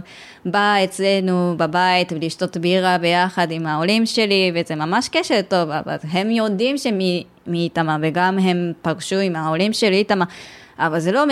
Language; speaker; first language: Hebrew; non-native, learner; Japanese